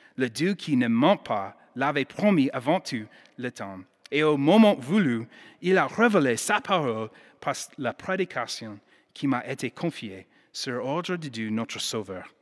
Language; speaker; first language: French; non-native, fluent; English